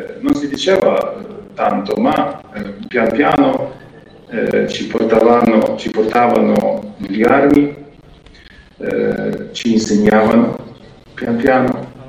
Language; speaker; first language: Italian; non-native, fluent; Ukrainian